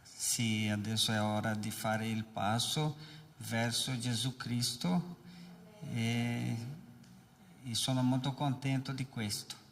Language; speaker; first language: Italian; non-native, learner; Portuguese